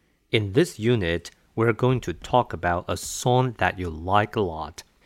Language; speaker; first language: English; non-native, fluent; Chinese